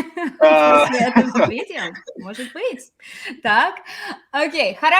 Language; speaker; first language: Russian; non-native, fluent; English